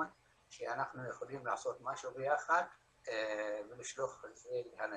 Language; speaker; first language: Hebrew; non-native, local second language; Arabic